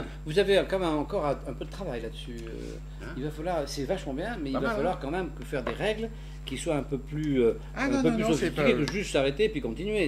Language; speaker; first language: French; native; French